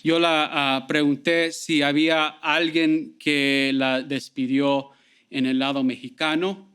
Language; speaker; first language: Spanish; early bilingual, heritage; Spanish